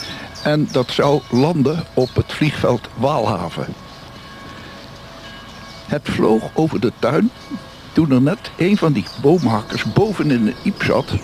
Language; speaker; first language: Dutch; native; Dutch